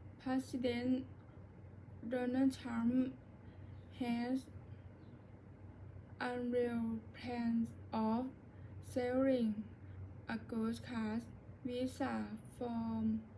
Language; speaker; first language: English; non-native, learner; Thai